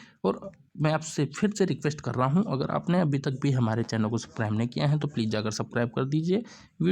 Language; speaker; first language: Hindi; native; Hindi